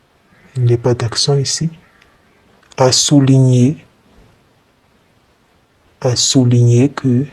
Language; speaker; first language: French; non-native, fluent; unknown